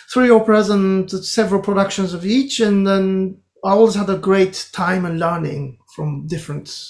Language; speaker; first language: English; non-native, fluent; Japanese